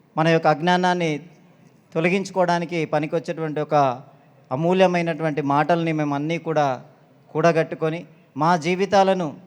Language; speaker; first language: Telugu; native; Telugu